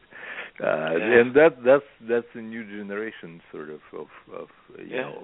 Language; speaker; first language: English; non-native, fluent; Russian